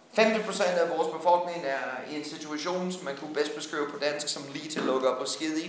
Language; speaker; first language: Danish; non-native, fluent; English